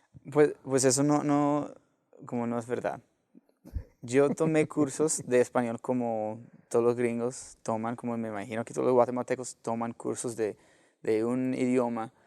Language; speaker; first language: Spanish; non-native, fluent; English